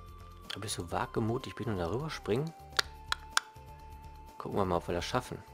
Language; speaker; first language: German; native; German